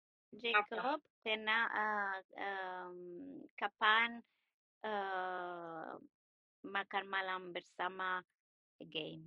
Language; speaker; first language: Indonesian; non-native, learner; English